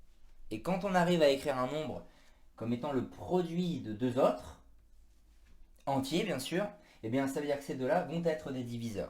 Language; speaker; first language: French; native; French